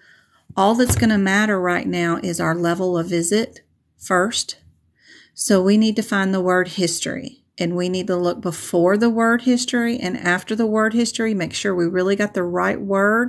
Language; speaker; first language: English; native; English